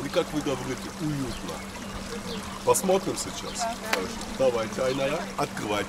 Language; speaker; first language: Russian; non-native, learner; Turkish